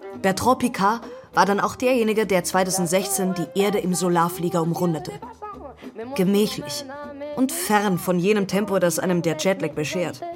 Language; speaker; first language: German; native; German